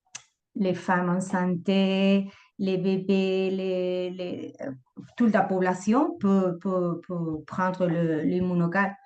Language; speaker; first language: French; non-native, fluent; Spanish